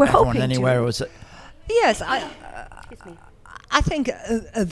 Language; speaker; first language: English; native; English